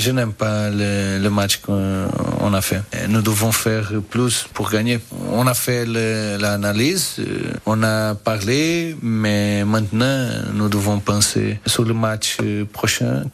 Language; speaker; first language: French; non-native, fluent; Portuguese